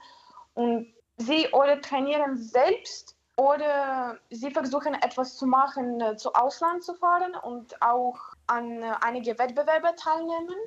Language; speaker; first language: German; non-native, learner; Ukrainian